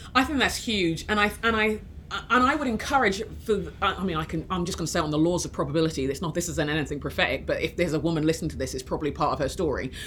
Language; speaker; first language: English; early bilingual, other home language; Yoruba